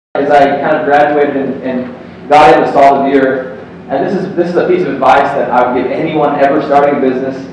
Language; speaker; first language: English; native; English